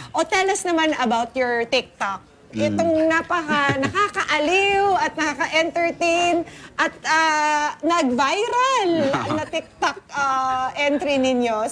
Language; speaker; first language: Filipino; native; Filipino